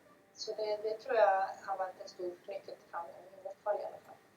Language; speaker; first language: Swedish; native; Swedish